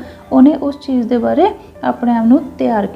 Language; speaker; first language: Punjabi; native; Punjabi